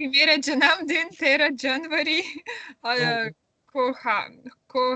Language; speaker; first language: Hindi; non-native, learner; Russian